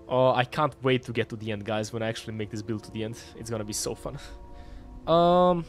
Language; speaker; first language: English; non-native, fluent; Croatian